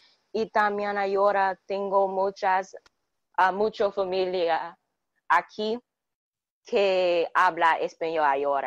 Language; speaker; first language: Spanish; non-native, learner; English